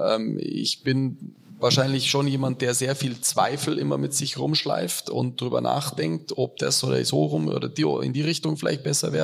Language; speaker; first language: German; native; German